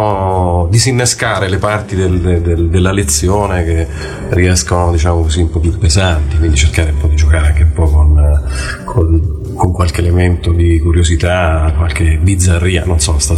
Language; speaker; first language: Italian; native; Italian